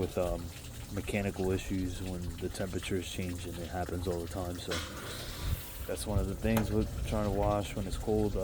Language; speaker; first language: English; native; English